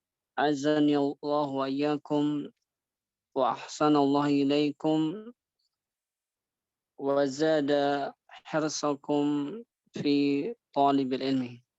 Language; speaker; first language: Arabic; non-native, fluent; Indonesian